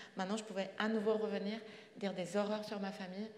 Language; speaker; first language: French; non-native, fluent; Spanish